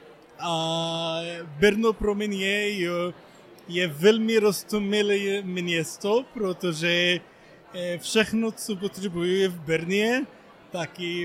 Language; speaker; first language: Czech; non-native, learner; Arabic